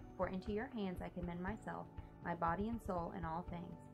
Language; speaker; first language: English; native; English